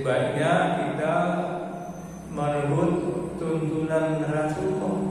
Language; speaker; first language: Indonesian; native; Indonesian